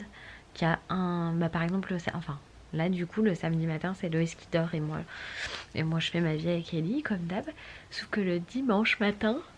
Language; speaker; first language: French; native; French